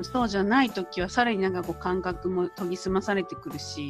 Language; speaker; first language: Japanese; native; Japanese